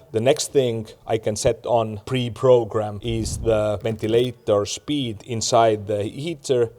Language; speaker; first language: English; non-native, fluent; Estonian